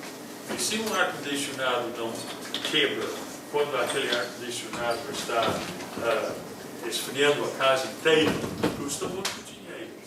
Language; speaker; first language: Portuguese; non-native, fluent; English